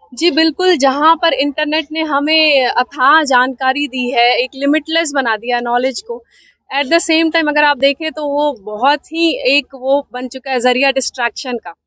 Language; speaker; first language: Hindi; native; Hindi